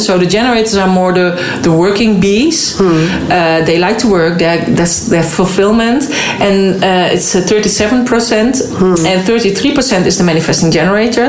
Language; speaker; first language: English; non-native, fluent; Dutch